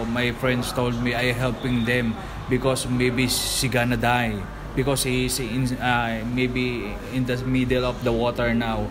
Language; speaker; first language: English; non-native, local second language; Filipino